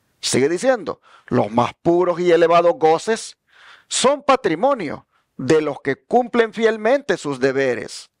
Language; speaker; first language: Spanish; native; Spanish